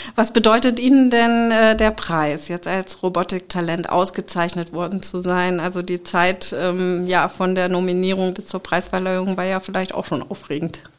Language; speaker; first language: German; native; German